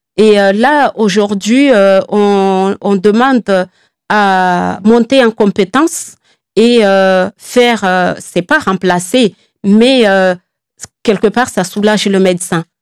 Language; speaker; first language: French; non-native, local second language; Comorian